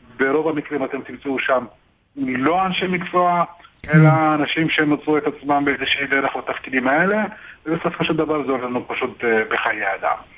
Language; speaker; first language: Hebrew; early bilingual, other home language; Amharic